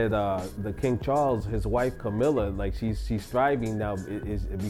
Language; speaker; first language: English; non-native, fluent; Spanish